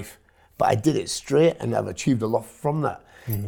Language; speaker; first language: English; non-native, local second language; Punjabi